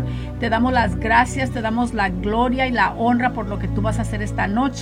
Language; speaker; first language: Spanish; native; Spanish